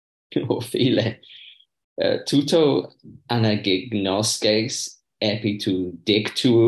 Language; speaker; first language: Greek; non-native, learner; English